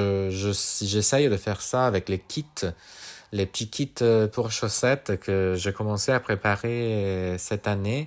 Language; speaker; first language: French; non-native, fluent; Italian